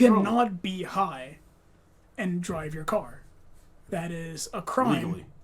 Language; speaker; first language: English; native; English